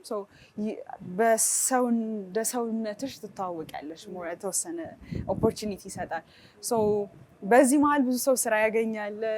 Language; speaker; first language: Amharic; native; Amharic